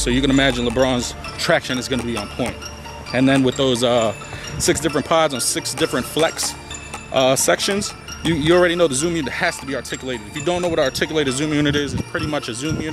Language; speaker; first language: English; native; English